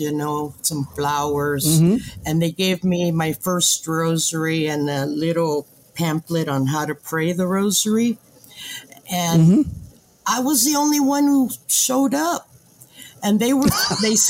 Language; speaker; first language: English; native; English